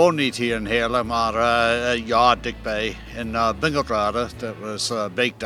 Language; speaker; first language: Dutch; non-native, learner; English